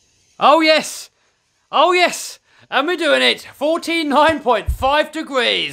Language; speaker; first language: English; native; English